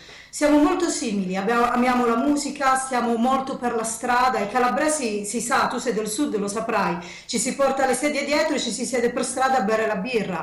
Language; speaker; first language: Italian; native; Italian